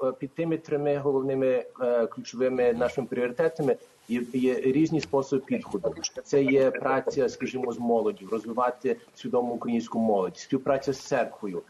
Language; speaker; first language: Ukrainian; early bilingual, heritage; Ukrainian